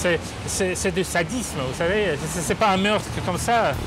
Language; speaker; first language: French; non-native, fluent; Russian